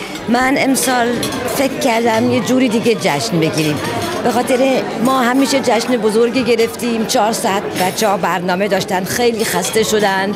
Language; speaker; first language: Persian; early bilingual, heritage; Persian